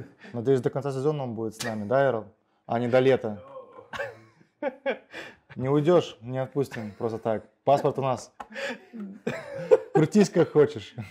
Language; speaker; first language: Russian; native; Russian